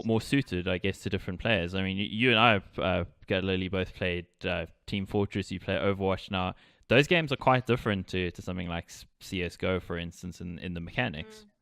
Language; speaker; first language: English; native; English